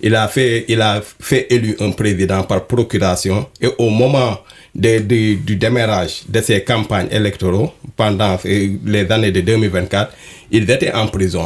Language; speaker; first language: French; non-native, local second language; Wolof